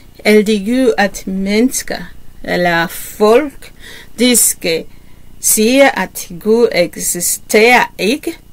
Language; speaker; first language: Danish; non-native, learner; Kinyarwanda